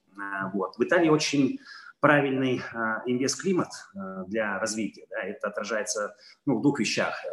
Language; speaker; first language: Russian; non-native, fluent; Italian